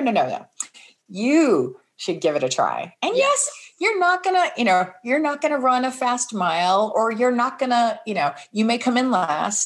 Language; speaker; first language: English; native; English